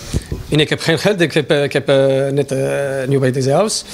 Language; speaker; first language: Dutch; non-native, learner; Arabic